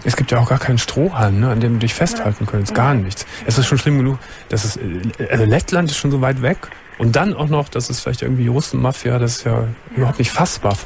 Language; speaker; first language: German; native; German